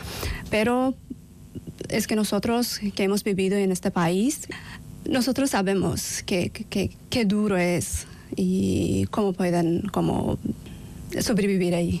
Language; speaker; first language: Spanish; non-native, learner; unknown